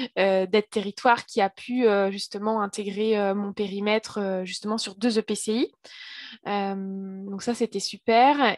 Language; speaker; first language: French; native; French